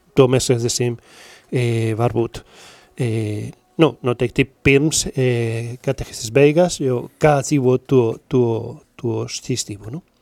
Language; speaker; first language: Latvian; non-native, learner; Spanish